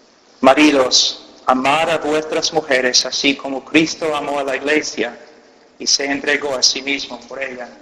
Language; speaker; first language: Spanish; non-native, fluent; English